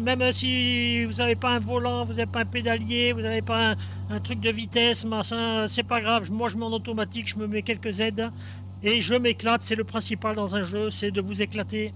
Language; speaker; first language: French; native; French